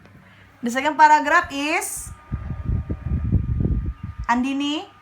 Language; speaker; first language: English; non-native, learner; Indonesian